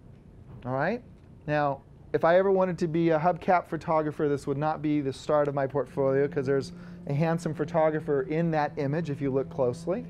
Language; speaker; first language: English; native; English